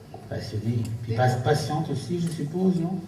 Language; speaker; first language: French; native; French